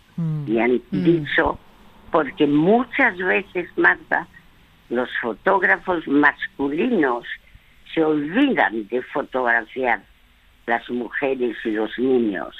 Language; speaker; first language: Spanish; non-native, fluent; French